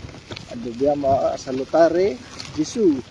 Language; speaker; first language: Italian; non-native, learner; Filipino